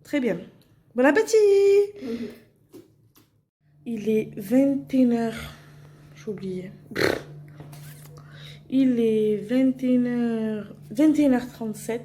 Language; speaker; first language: French; native; French